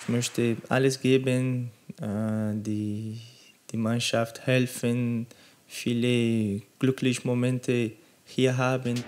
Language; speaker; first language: German; non-native, learner; Portuguese